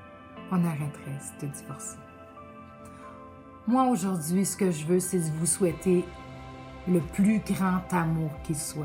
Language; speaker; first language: French; native; French